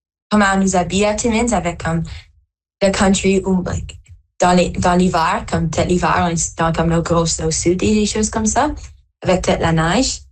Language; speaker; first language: French; non-native, local second language; English